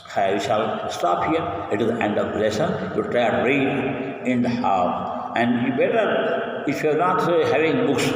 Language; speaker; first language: English; non-native, local second language; Urdu